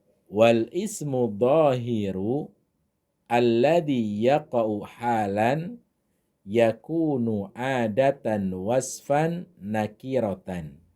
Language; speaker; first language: Arabic; non-native, fluent; Indonesian